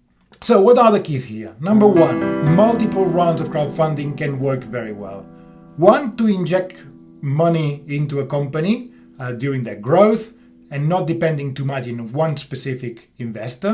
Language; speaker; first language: English; non-native, fluent; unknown